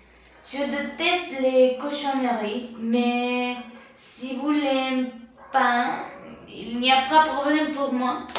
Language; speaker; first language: French; non-native, learner; Spanish